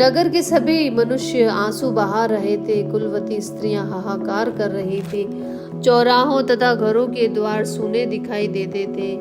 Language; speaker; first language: Hindi; native; Hindi